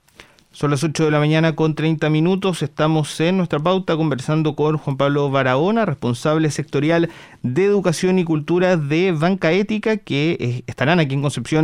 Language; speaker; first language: Spanish; native; Spanish